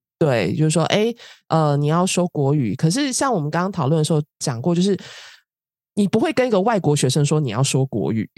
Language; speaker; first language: Chinese; native; Chinese